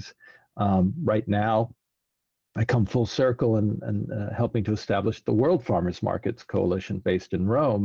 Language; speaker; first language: English; native; English